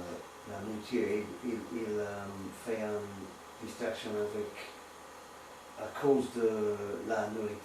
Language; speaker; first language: French; non-native, learner; English